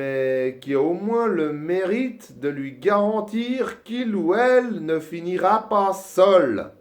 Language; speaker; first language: French; native; French